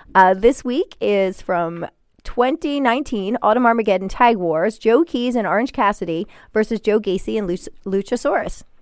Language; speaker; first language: English; native; English